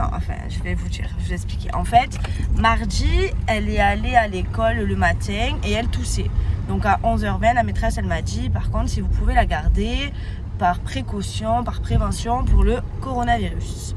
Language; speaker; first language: French; native; French